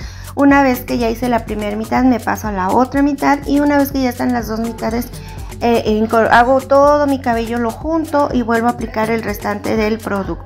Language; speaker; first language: Spanish; native; Spanish